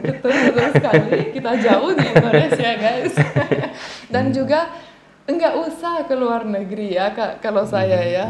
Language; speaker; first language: Indonesian; non-native, fluent; Romanian